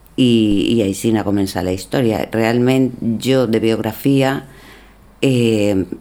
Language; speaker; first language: Spanish; non-native, local second language; Catalan